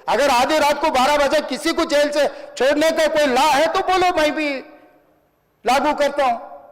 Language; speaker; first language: Hindi; non-native, local second language; Telugu